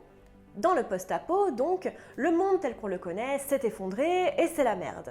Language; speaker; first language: French; native; French